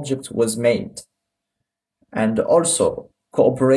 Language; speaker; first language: English; non-native, fluent; Arabic